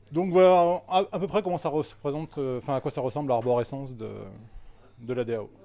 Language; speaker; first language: French; native; French